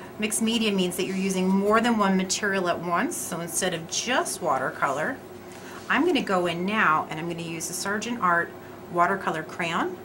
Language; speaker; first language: English; native; English